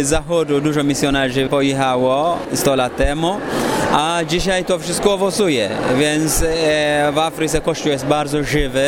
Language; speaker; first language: Polish; non-native, fluent; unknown